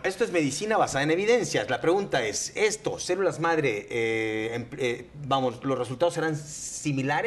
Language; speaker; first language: Spanish; native; Spanish